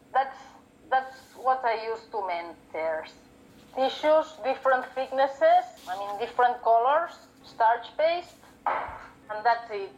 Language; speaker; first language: English; non-native, fluent; Catalan